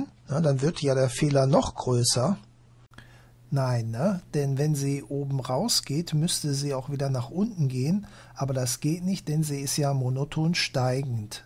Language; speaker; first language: German; native; German